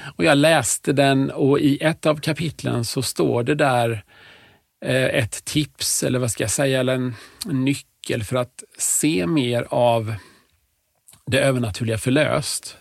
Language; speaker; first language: Swedish; native; Swedish